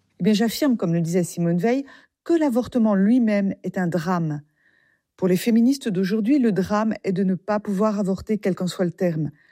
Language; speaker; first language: French; native; French